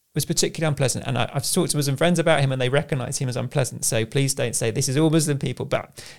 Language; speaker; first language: English; native; English